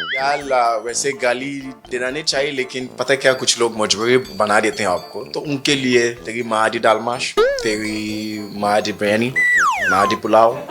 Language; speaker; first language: Hindi; non-native, fluent; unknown